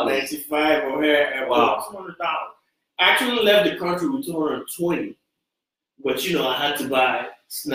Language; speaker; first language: English; non-native, local second language; Igbo